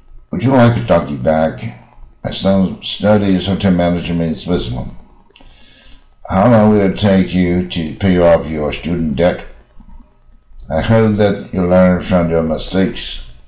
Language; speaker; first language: English; non-native, fluent; Chinese